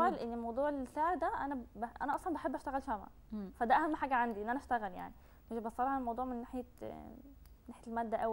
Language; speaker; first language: Arabic; native; Arabic